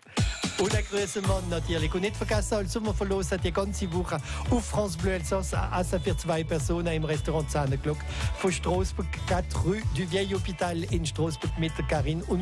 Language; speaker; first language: German; native; German